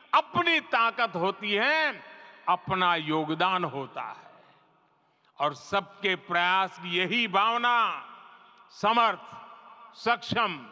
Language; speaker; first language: Hindi; non-native, local second language; Gujarati